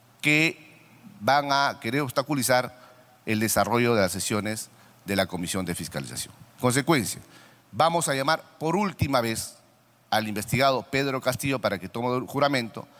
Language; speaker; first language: Spanish; native; Spanish